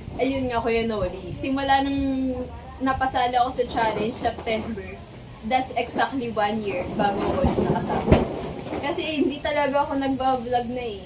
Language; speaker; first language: Filipino; native; Filipino